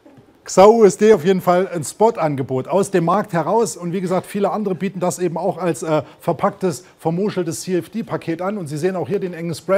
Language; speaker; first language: German; native; German